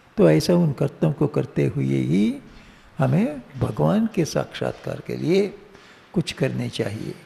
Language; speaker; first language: Hindi; non-native, local second language; Tamil